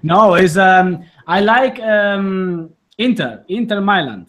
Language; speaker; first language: English; non-native, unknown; Italian